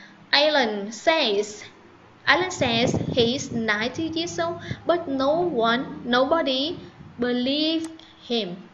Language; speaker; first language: English; non-native, fluent; Vietnamese